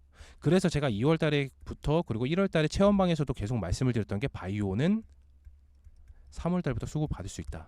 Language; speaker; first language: Korean; native; Korean